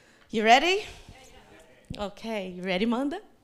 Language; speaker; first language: English; non-native, fluent; Portuguese